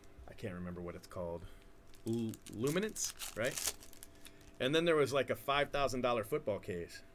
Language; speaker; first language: English; native; English